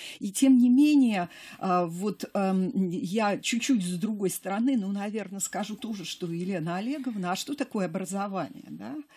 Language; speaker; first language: Russian; native; Russian